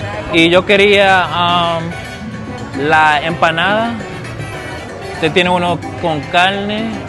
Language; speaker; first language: Spanish; non-native, learner; English